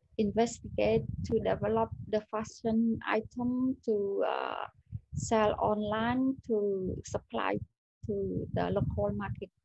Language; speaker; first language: English; non-native, learner; Khmer